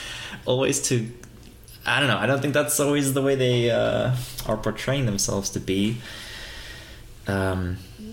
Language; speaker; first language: English; native; English